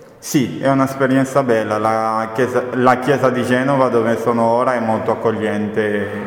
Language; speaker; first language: Italian; non-native, fluent; Portuguese